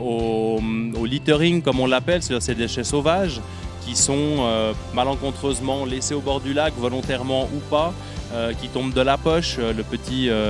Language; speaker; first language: French; native; French